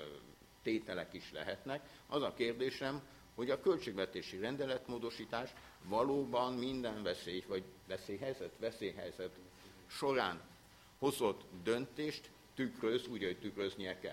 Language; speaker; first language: Hungarian; native; Hungarian